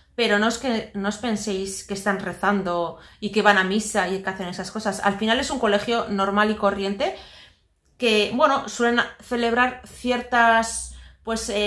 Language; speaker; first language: Spanish; non-native, local second language; Basque